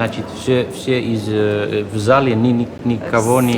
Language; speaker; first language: Russian; non-native, learner; Dutch